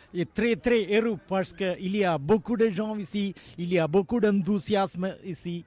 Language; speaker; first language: French; non-native, learner; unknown